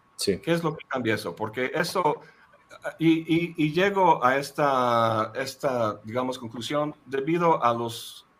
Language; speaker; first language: Spanish; non-native, fluent; English